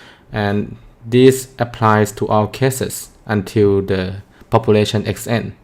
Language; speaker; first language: English; non-native, fluent; Thai